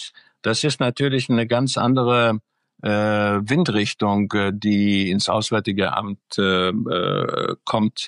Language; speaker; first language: German; early bilingual, other home language; Greek